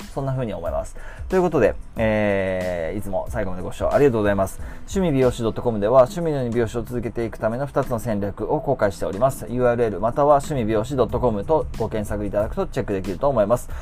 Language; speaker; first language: Japanese; native; Japanese